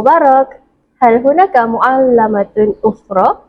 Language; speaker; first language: Arabic; non-native, learner; Malay